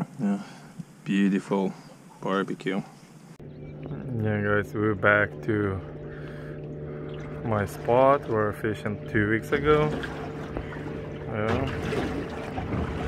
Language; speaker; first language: English; non-native, learner; Ukrainian